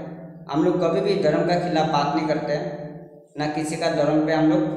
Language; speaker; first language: Hindi; non-native, local second language; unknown